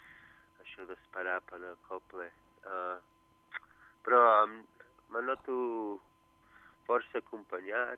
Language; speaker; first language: Catalan; early bilingual, heritage; Catalan